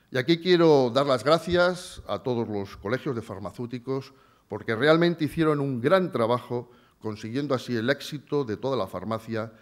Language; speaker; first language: Spanish; native; Spanish